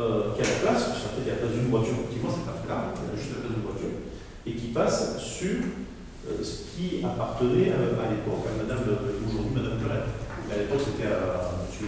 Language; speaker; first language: French; native; French